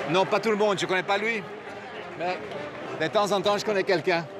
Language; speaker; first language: French; non-native, fluent; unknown